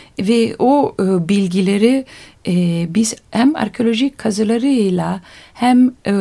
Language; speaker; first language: Turkish; non-native, learner; Italian